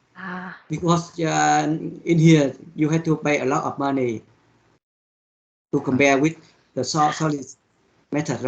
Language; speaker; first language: English; non-native, learner; Vietnamese